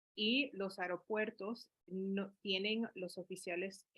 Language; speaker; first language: Spanish; early bilingual, heritage; Spanish